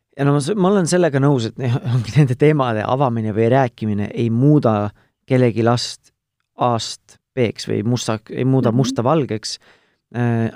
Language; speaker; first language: Estonian; native; Estonian